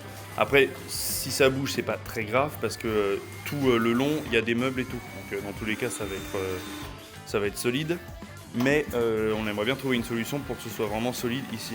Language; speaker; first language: French; native; French